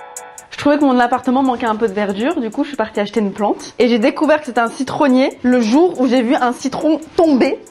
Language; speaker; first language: French; native; French